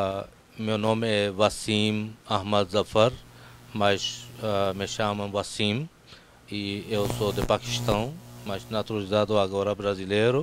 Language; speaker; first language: Portuguese; non-native, fluent; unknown